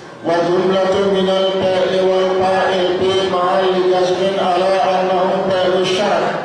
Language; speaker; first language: Arabic; non-native, fluent; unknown